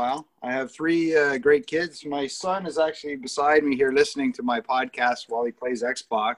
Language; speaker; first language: English; native; English